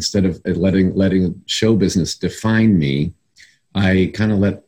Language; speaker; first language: English; native; English